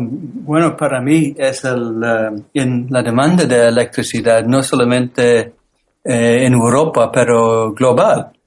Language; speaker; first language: Spanish; non-native, learner; English